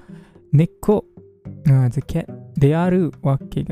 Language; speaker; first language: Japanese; non-native, fluent; English